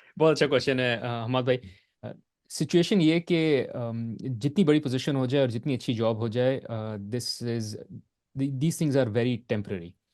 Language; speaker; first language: Urdu; native; Urdu